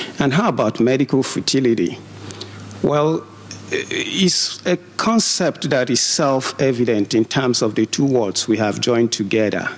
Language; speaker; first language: English; non-native, local second language; Igbo